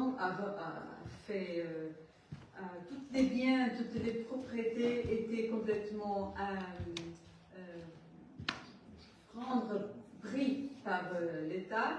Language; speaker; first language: French; non-native, learner; Portuguese